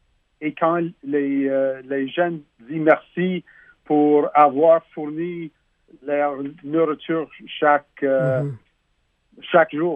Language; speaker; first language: French; non-native, learner; English